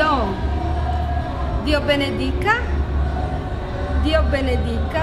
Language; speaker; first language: Italian; non-native, fluent; Portuguese